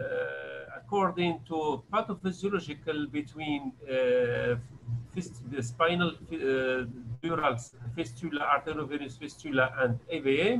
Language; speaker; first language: English; non-native, learner; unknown